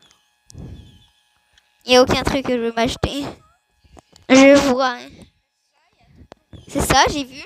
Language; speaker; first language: French; native; French